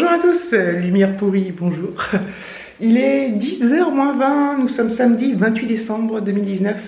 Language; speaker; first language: French; native; French